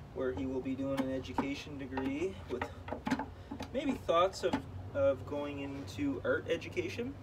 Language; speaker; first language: English; native; English